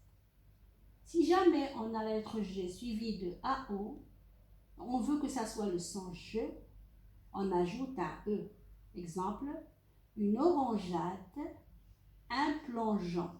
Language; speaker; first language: French; non-native, local second language; Arabic